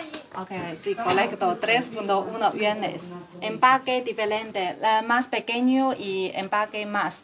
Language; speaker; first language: Spanish; non-native, learner; Chinese